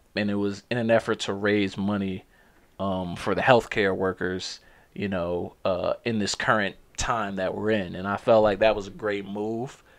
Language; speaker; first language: English; native; English